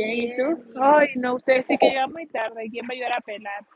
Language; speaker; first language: Spanish; native; Spanish